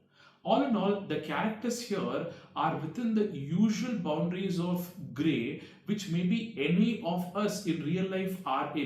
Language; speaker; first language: English; non-native, local second language; Tamil